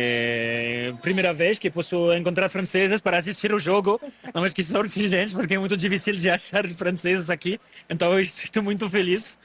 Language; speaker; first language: Portuguese; non-native, fluent; French